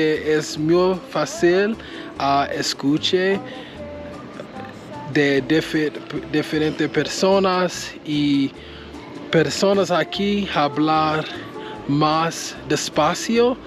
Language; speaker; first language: Spanish; non-native, learner; English